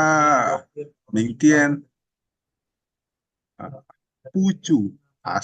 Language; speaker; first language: Chinese; non-native, learner; Indonesian